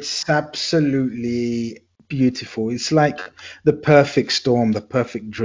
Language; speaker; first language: English; native; English